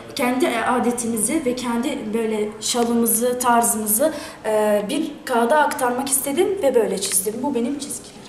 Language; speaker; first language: Turkish; early bilingual, other home language; Arabic